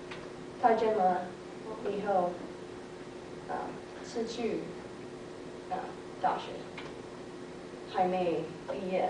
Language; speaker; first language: Chinese; non-native, learner; English